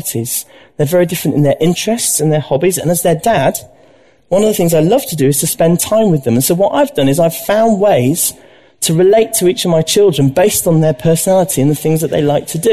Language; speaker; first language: English; native; English